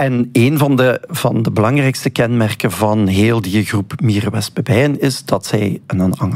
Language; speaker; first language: Dutch; native; Dutch